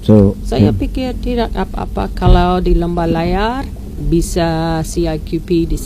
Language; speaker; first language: Indonesian; non-native, learner; English